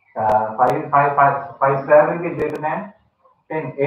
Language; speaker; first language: English; non-native, local second language; Sinhala